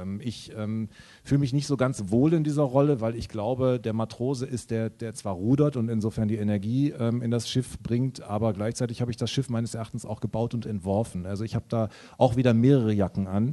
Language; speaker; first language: German; native; German